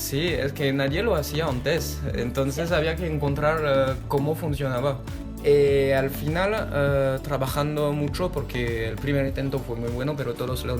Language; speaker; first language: Spanish; non-native, fluent; French